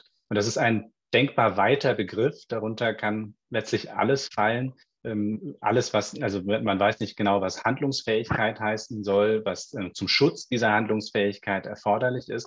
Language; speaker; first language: German; native; German